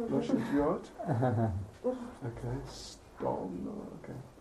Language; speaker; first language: Russian; non-native, learner; English